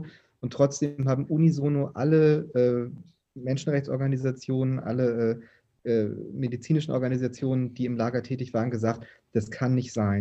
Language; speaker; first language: German; native; German